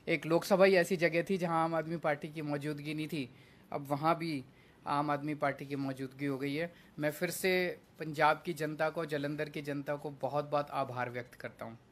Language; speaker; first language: Hindi; native; Hindi